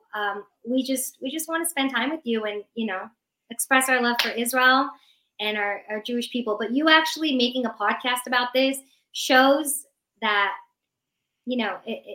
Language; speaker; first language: English; early bilingual, other home language; Persian